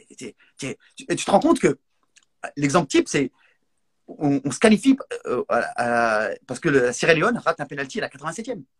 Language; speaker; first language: French; non-native, local second language; Arabic